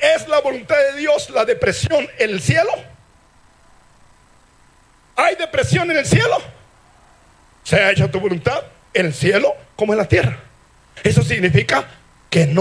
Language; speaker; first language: Spanish; early bilingual, heritage; Spanish